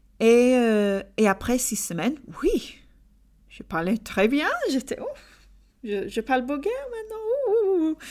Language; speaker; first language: French; non-native, learner; English